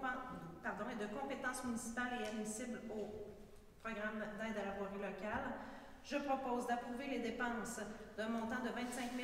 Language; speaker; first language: French; native; French